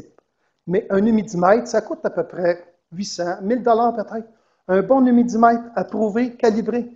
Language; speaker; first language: French; native; French